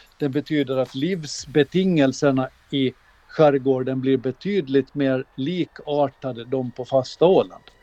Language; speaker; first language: Swedish; native; Swedish